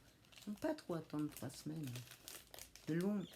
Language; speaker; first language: French; native; French